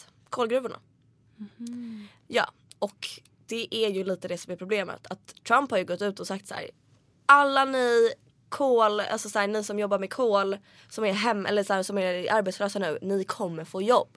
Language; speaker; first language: Swedish; native; Swedish